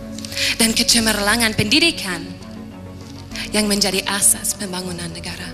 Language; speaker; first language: Malay; non-native, fluent; English